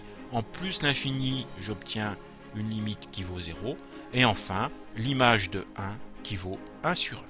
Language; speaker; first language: French; native; French